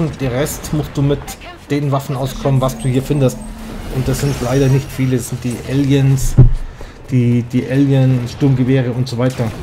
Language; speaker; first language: German; native; German